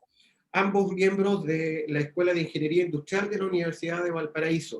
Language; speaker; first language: Spanish; native; Spanish